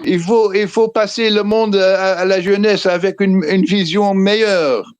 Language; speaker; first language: French; non-native, fluent; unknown